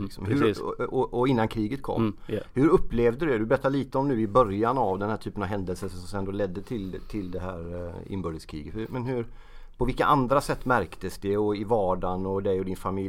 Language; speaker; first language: Swedish; native; Swedish